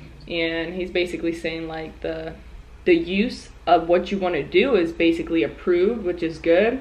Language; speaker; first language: English; native; English